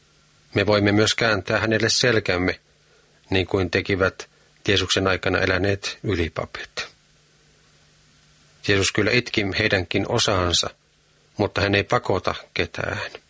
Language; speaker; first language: Finnish; native; Finnish